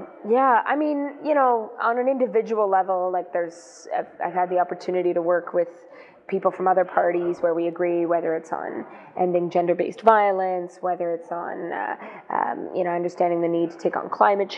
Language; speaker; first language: English; non-native, fluent; Greek